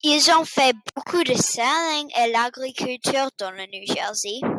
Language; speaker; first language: French; non-native, learner; English